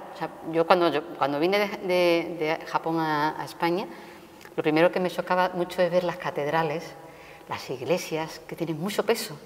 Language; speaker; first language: Spanish; native; Spanish